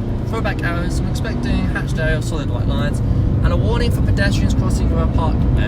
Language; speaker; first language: English; native; English